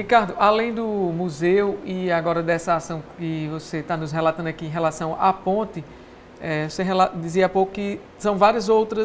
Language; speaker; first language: Portuguese; native; Portuguese